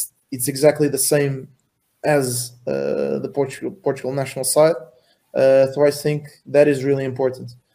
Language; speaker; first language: English; non-native, fluent; Portuguese